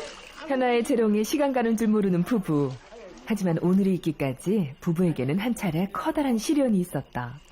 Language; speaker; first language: Korean; native; Korean